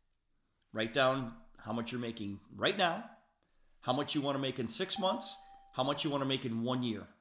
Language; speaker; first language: English; native; English